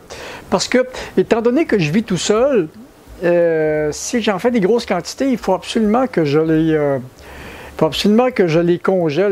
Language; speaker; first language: French; native; French